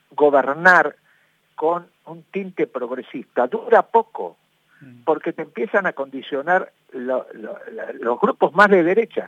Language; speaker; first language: Spanish; native; Spanish